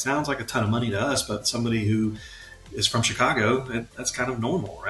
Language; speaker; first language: English; native; English